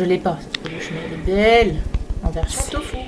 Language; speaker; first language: French; native; French